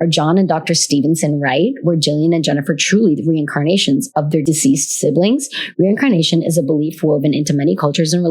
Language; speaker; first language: English; native; English